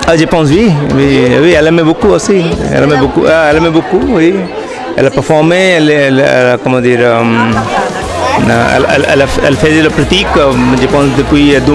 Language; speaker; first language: French; non-native, learner; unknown